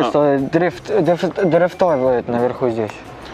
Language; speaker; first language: Russian; non-native, learner; Cantonese